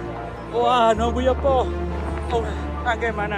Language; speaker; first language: Korean; non-native, learner; Burmese